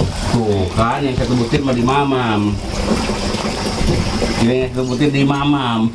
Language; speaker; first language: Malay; non-native, local second language; Sundanese